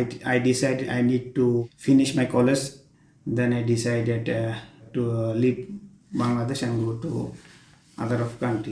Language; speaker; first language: English; non-native, learner; Bangla